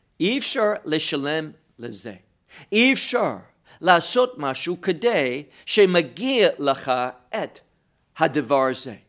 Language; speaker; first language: Hebrew; non-native, fluent; English